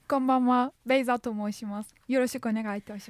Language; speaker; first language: Japanese; non-native, fluent; Turkish